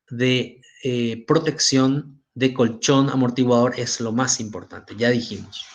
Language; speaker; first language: Spanish; native; Spanish